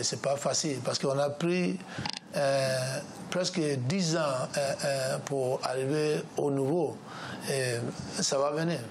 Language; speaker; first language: French; non-native, learner; English